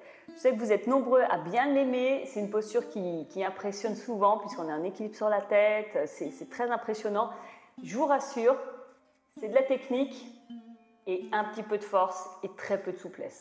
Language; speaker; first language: French; native; French